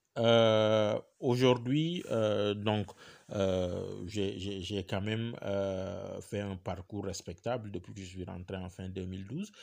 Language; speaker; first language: French; non-native, local second language; Wolof